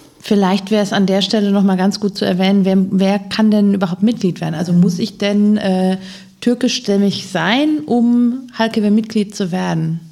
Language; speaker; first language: German; native; German